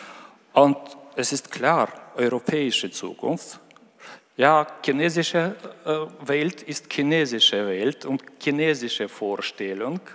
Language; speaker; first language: German; non-native, fluent; Ukrainian